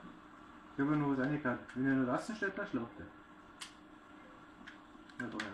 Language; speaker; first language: German; native; German